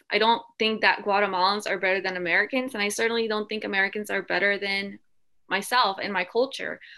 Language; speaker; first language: English; early bilingual, other home language; Spanish